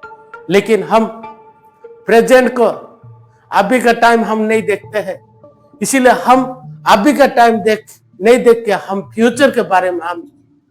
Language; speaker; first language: Hindi; non-native, local second language; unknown